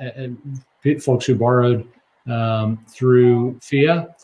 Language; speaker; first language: English; native; English